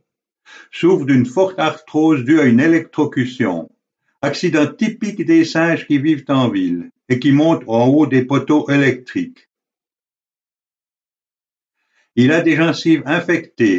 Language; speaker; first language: French; native; French